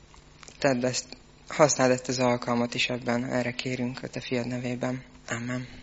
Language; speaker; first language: Hungarian; native; Hungarian